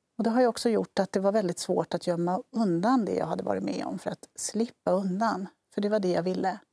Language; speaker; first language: Swedish; native; Swedish